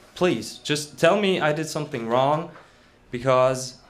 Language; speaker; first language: English; non-native, fluent; German